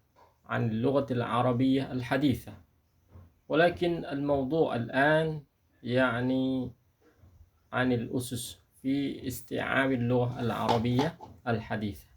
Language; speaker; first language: Arabic; non-native, fluent; Indonesian